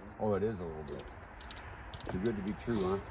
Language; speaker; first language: English; native; English